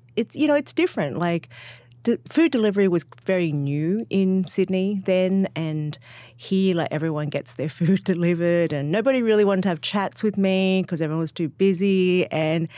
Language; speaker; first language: English; native; English